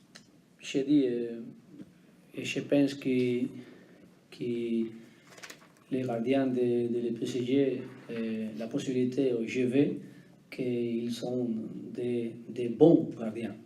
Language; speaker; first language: French; non-native, learner; Spanish